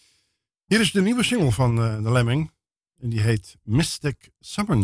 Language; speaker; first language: Dutch; native; Dutch